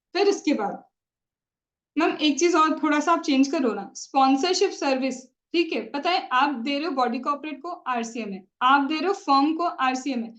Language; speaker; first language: Hindi; native; Hindi